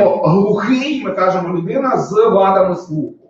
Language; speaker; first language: Ukrainian; native; Ukrainian